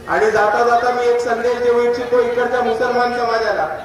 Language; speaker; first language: Hindi; non-native, local second language; Marathi